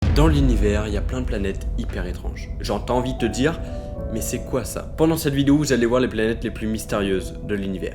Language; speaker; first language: French; native; French